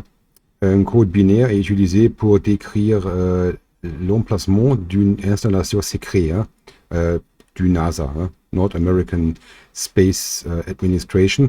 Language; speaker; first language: French; non-native, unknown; German